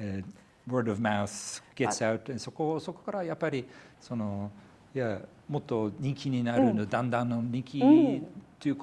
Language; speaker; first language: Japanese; non-native, fluent; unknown